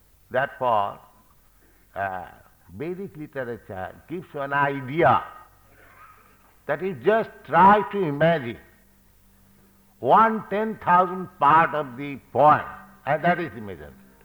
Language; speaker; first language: English; non-native, local second language; Bangla